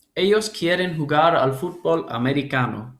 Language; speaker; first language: Spanish; non-native, fluent; English